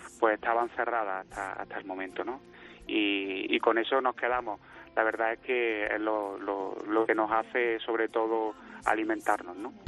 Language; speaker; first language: Spanish; native; Spanish